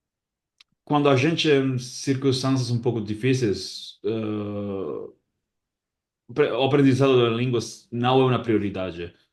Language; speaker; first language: Portuguese; non-native, fluent; Basque